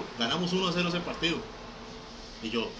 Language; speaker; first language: Spanish; native; Spanish